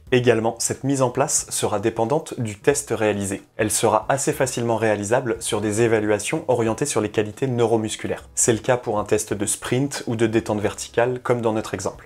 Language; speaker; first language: French; native; French